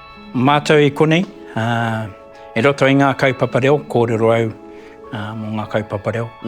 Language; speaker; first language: Māori; non-native, local second language; English